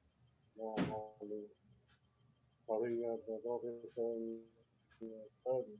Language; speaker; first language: English; non-native, learner; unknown